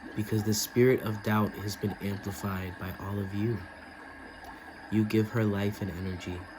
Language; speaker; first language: English; native; English